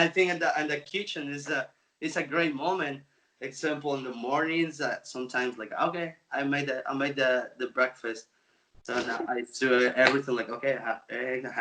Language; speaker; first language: English; non-native, local second language; Spanish